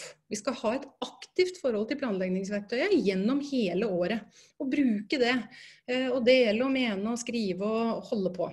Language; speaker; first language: Norwegian; native; Norwegian